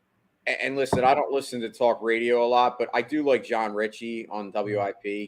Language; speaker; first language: English; native; English